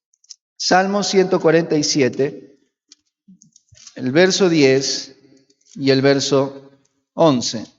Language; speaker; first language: Spanish; native; Spanish